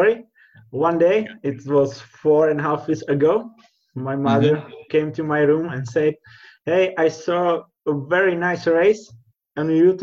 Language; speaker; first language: English; non-native, learner; Czech